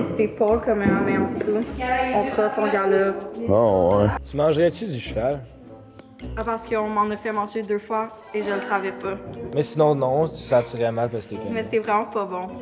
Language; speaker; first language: French; native; French